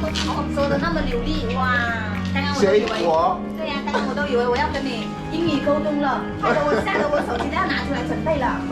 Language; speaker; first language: Chinese; native; Chinese